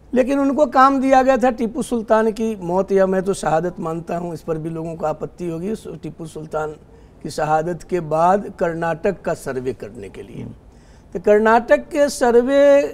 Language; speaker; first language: Hindi; native; Hindi